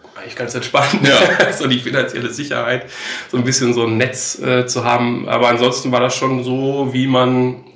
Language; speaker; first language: German; native; German